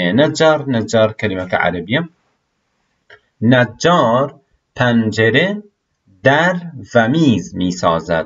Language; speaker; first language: Persian; non-native, fluent; Central Kurdish